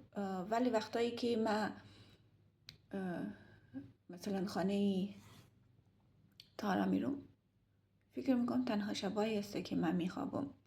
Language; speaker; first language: Persian; early bilingual, heritage; Persian